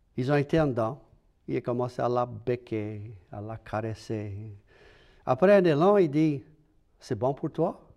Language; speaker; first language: French; native; French